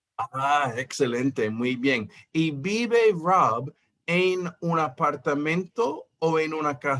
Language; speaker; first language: Spanish; non-native, fluent; English